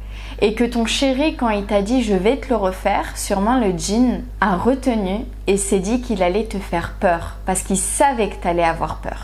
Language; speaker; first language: French; native; French